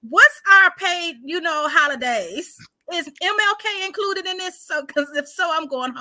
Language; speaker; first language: English; native; English